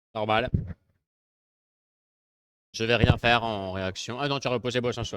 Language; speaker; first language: French; native; French